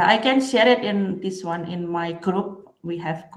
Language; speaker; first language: English; non-native, learner; Indonesian